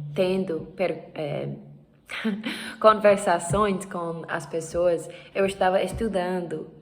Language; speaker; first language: Portuguese; non-native, learner; English